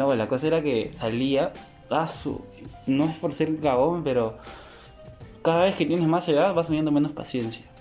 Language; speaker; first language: Spanish; native; Spanish